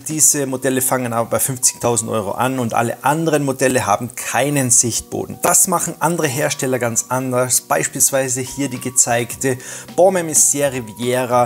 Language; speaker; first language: German; native; German